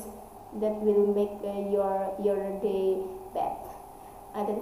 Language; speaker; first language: English; non-native, learner; Indonesian